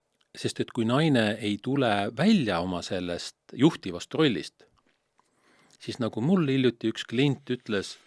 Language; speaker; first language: Estonian; native; Estonian